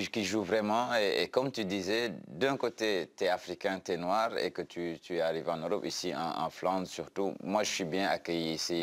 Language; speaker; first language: French; non-native, local second language; Wolof